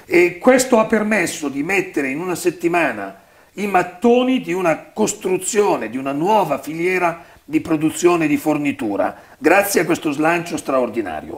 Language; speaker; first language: Italian; native; Italian